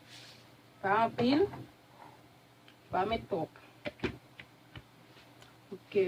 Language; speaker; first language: French; non-native, learner; Haitian Creole